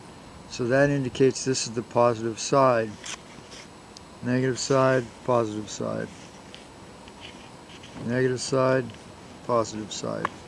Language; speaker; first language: English; native; English